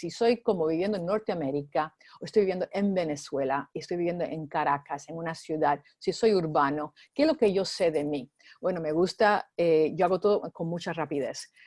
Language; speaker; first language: Spanish; native; Spanish